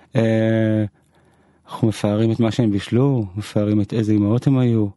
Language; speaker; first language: Hebrew; native; Hebrew